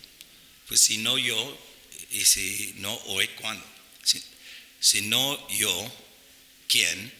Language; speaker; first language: Spanish; non-native, fluent; English